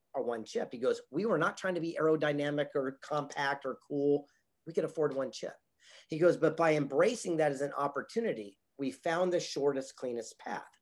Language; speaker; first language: English; native; English